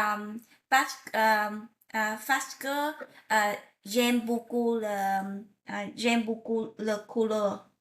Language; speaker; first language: French; non-native, learner; Vietnamese